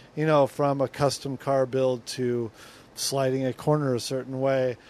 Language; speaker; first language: English; native; English